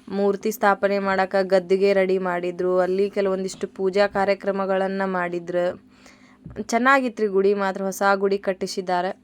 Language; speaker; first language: Kannada; native; Kannada